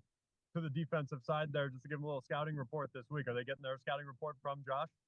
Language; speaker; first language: English; native; English